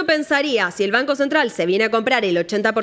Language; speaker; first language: Spanish; native; Spanish